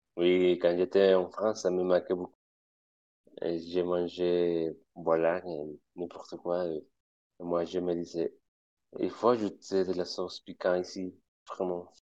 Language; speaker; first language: French; non-native, fluent; Spanish